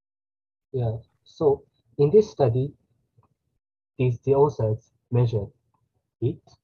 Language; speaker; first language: English; non-native, learner; Japanese